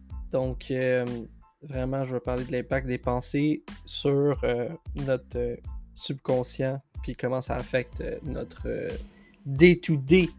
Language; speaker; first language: French; native; French